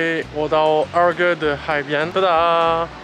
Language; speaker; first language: Chinese; non-native, learner; French